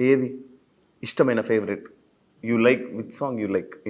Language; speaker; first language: Telugu; native; Telugu